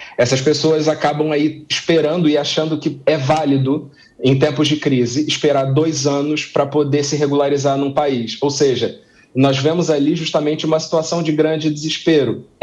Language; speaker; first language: Portuguese; native; Portuguese